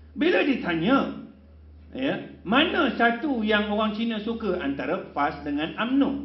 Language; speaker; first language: Malay; non-native, local second language; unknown